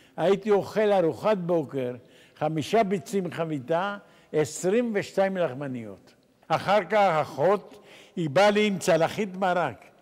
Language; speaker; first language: Hebrew; non-native, fluent; Ladino